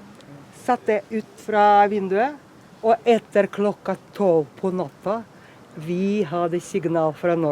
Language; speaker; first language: Norwegian; non-native, fluent; Russian